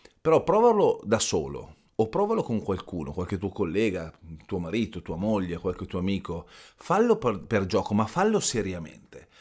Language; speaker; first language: Italian; native; Italian